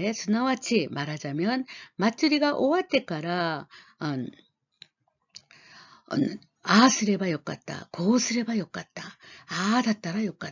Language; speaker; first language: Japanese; non-native, fluent; Korean